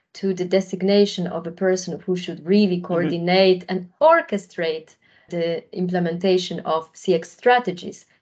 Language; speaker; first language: English; non-native, fluent; Polish